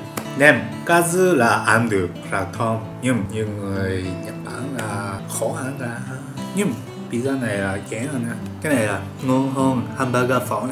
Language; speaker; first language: Vietnamese; non-native, learner; Japanese